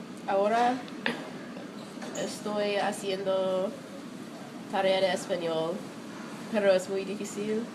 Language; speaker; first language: Spanish; non-native, learner; English